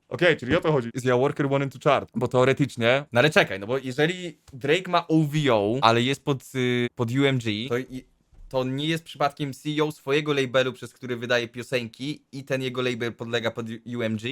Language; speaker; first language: Polish; native; Polish